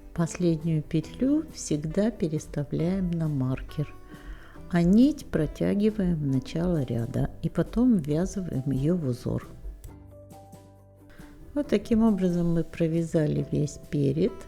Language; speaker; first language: Russian; native; Russian